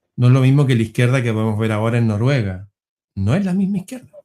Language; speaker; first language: Spanish; native; Spanish